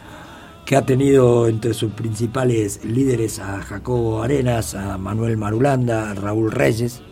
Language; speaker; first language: Spanish; native; Spanish